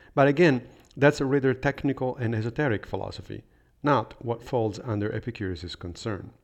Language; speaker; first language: English; non-native, fluent; Italian